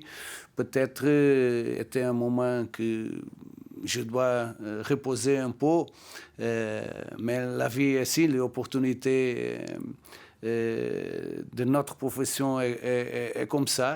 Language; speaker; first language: French; non-native, learner; Portuguese